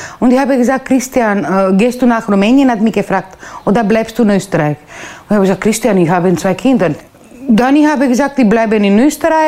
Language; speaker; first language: German; non-native, learner; Romanian